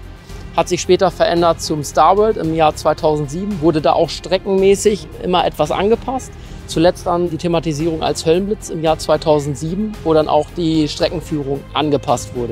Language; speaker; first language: German; native; German